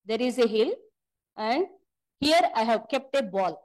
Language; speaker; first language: English; non-native, local second language; Kannada